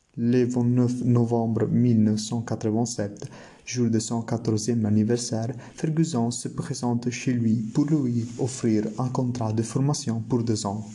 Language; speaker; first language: French; non-native, learner; Italian